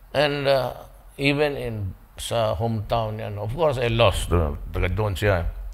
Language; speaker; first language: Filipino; non-native, local second language; Cebuano